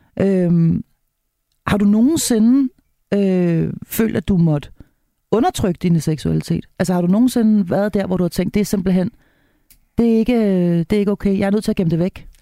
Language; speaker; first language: Danish; native; Danish